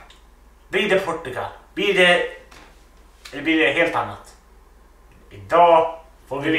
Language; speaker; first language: Swedish; native; Swedish